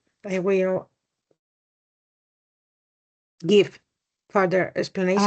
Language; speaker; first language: English; non-native, learner; Spanish